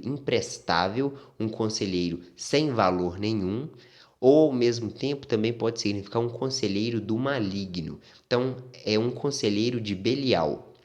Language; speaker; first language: Portuguese; native; Portuguese